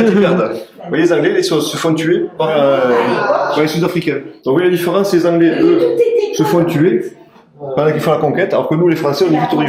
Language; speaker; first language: French; native; French